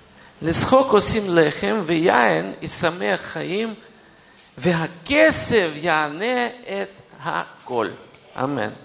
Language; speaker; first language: Hebrew; non-native, fluent; Russian